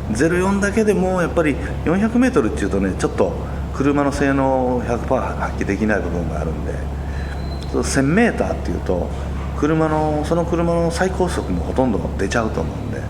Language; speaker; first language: Japanese; native; Japanese